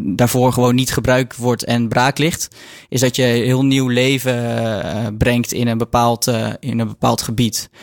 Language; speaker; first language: Dutch; native; Dutch